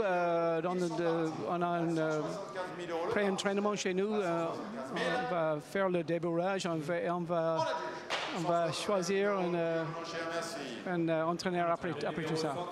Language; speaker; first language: French; non-native, learner; English